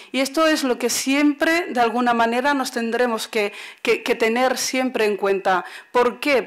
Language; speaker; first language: Spanish; native; Spanish